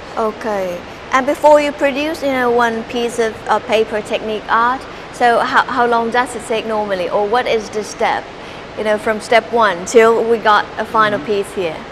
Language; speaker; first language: English; non-native, fluent; Thai